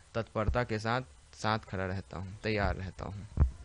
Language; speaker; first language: Hindi; native; Hindi